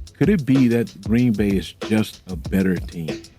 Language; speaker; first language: English; native; English